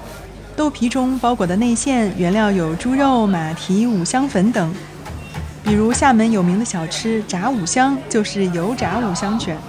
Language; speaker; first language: Chinese; native; Chinese